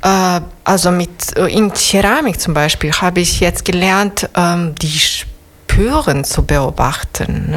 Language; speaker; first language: German; non-native, fluent; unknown